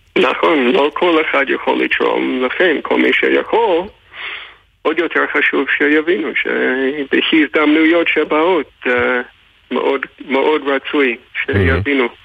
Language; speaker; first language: Hebrew; non-native, fluent; English